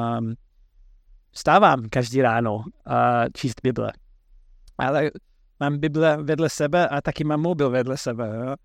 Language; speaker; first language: Czech; non-native, fluent; English